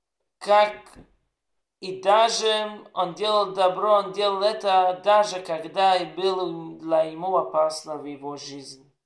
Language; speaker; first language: Russian; non-native, learner; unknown